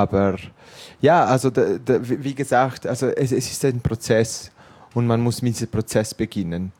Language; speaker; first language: German; non-native, local second language; Italian